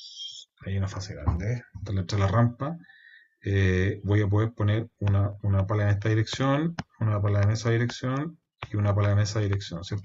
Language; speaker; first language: Spanish; native; Spanish